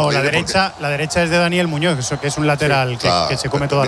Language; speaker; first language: Spanish; native; Spanish